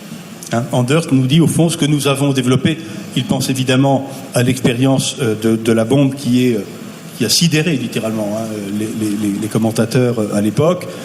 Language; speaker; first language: French; native; French